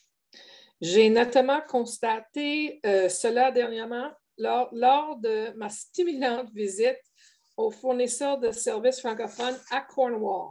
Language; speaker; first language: French; native; French